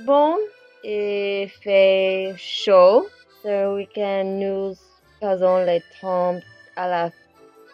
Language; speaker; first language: French; non-native, learner; English